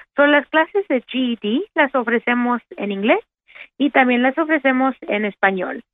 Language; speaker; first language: Spanish; early bilingual, heritage; Spanish